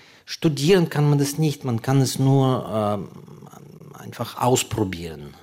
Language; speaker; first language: German; non-native, fluent; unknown